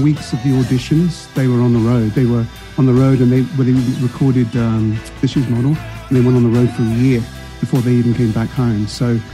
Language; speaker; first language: English; native; English